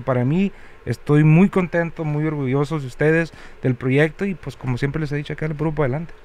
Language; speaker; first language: Spanish; native; Spanish